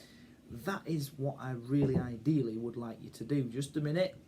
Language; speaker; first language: English; native; English